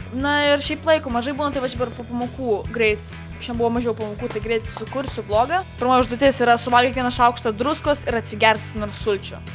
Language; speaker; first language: Lithuanian; native; Lithuanian